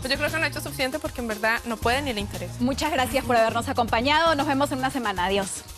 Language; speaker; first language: Spanish; native; Spanish